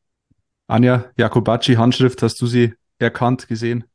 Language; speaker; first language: German; native; German